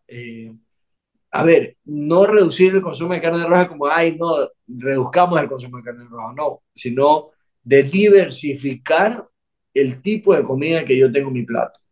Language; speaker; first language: Spanish; native; Spanish